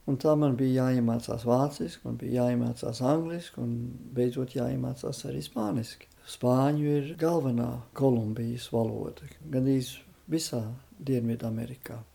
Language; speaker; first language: Latvian; early bilingual, heritage; Latvian